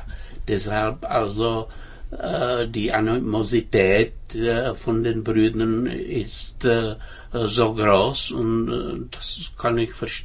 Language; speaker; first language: German; non-native, fluent; Czech